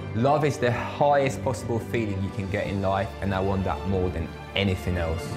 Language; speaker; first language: English; non-native, fluent; Polish